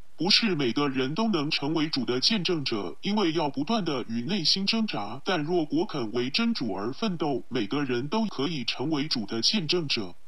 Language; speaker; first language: Chinese; non-native, local second language; Cantonese